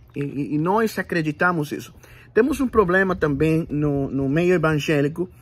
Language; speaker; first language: Portuguese; non-native, fluent; Spanish